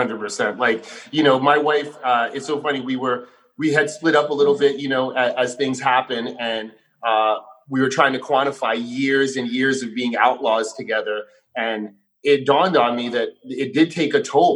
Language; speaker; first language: English; native; English